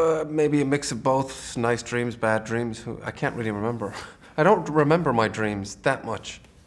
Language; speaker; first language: English; native; English